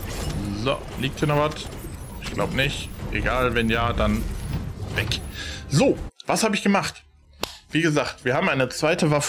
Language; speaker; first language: German; native; German